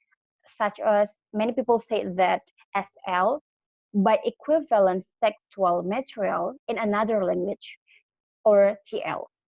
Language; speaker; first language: English; non-native, learner; Indonesian